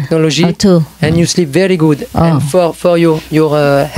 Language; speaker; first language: English; non-native, learner; French